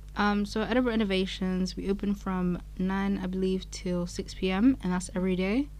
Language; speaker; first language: English; non-native, local second language; Yoruba